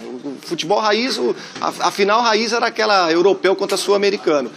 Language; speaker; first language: Portuguese; native; Portuguese